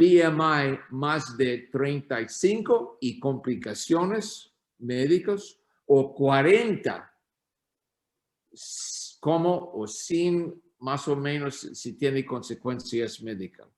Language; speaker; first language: Spanish; non-native, learner; English